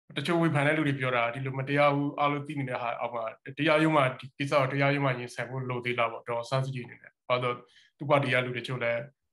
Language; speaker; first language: Burmese; native; Burmese